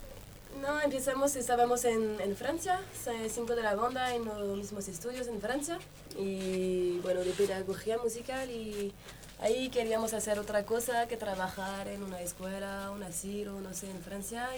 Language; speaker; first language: Spanish; non-native, learner; French